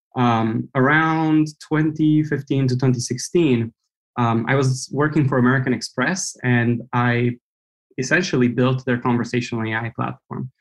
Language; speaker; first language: English; non-native, fluent; Romanian